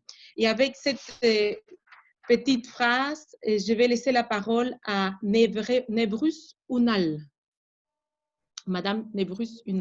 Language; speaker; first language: French; non-native, fluent; Spanish